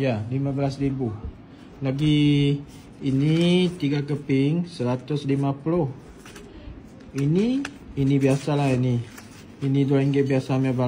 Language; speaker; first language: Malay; non-native, local second language; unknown